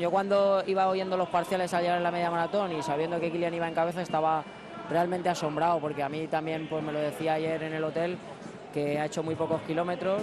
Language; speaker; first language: Spanish; native; Spanish